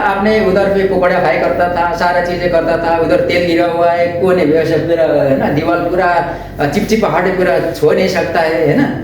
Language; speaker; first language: Hindi; non-native, local second language; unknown